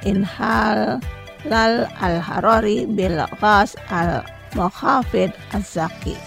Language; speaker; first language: Arabic; non-native, learner; Indonesian